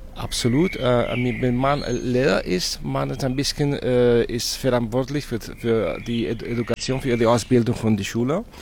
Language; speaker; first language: German; non-native, fluent; Spanish